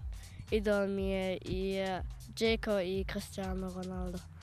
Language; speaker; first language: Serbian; early bilingual, heritage; Bosnian